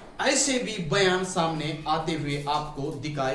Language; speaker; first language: Hindi; native; Hindi